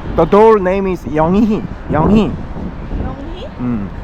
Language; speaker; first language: English; non-native, learner; Korean